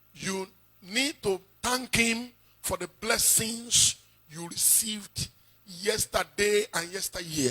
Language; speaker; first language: English; non-native, local second language; Yoruba